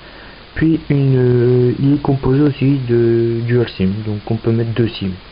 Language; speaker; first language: French; native; French